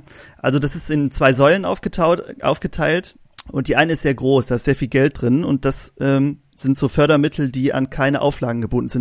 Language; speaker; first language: German; native; German